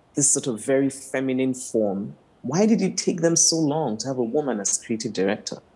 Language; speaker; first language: English; non-native, local second language; Igbo